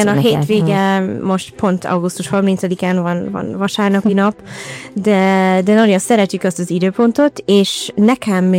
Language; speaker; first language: Hungarian; non-native, fluent; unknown